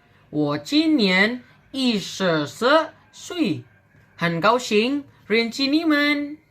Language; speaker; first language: Chinese; non-native, learner; Indonesian